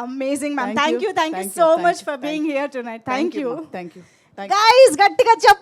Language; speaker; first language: Telugu; native; Telugu